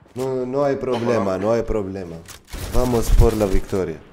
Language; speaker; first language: Spanish; non-native, learner; Arabic